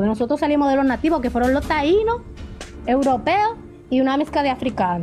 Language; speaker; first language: Spanish; native; Spanish